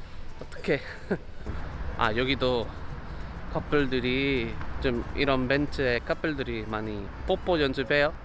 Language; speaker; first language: Korean; non-native, learner; Spanish